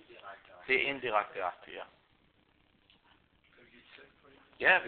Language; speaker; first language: Danish; non-native, fluent; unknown